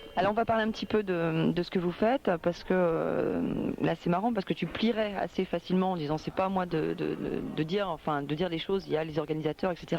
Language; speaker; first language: French; native; French